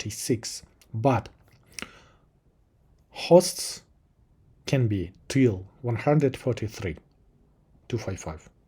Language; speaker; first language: English; non-native, fluent; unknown